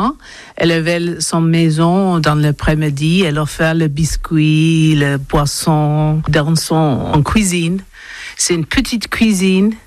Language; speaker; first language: French; non-native, learner; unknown